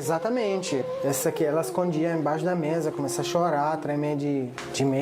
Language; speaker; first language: Portuguese; early bilingual, other home language; Arabic